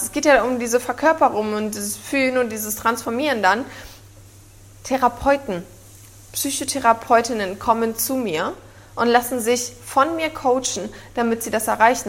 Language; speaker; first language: German; native; German